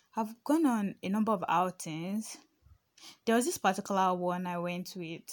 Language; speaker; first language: English; non-native, local second language; Yoruba